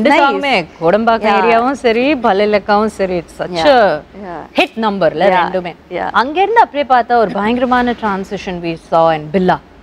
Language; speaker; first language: Tamil; native; Tamil